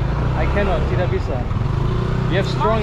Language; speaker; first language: English; non-native, fluent; German